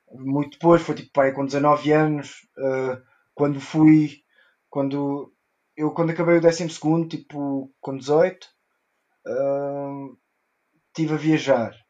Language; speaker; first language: Portuguese; early bilingual, heritage; Portuguese